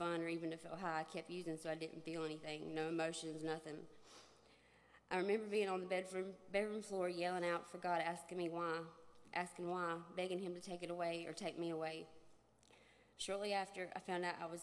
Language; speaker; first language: English; native; English